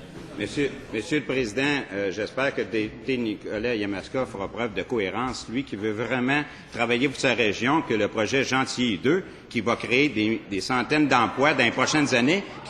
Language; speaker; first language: French; native; French